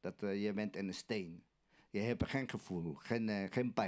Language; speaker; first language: Dutch; non-native, learner; Aymara